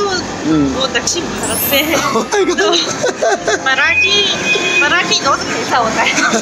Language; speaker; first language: Hindi; non-native, fluent; Japanese